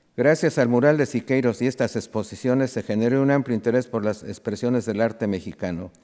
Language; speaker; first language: Spanish; native; Spanish